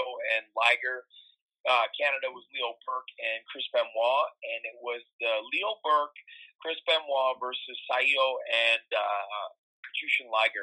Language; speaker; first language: English; native; English